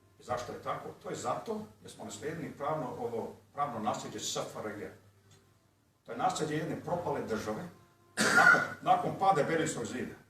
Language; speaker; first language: Bosnian; early bilingual, heritage; Croatian